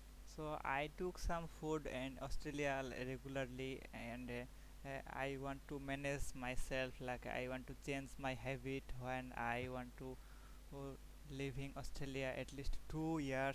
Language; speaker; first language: English; non-native, learner; Bangla